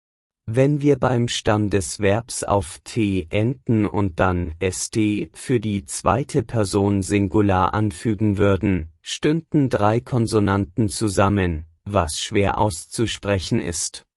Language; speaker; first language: German; non-native, fluent; Persian